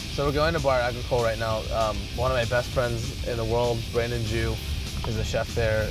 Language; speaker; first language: English; native; English